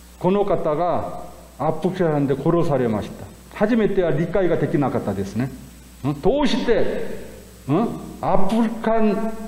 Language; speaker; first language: Japanese; non-native, fluent; Korean